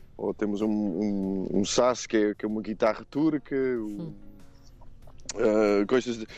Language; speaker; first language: Portuguese; non-native, fluent; Dutch